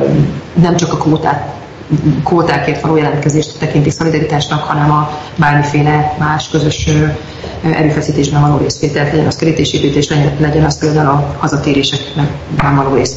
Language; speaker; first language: Hungarian; native; Hungarian